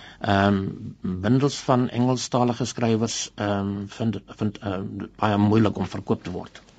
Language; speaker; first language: Afrikaans; non-native, local second language; English